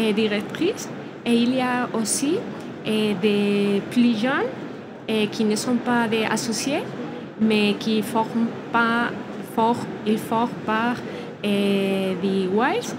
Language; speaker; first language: French; non-native, learner; Spanish